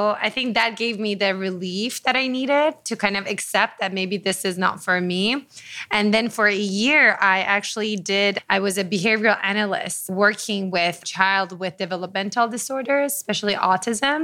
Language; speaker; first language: English; non-native, fluent; Persian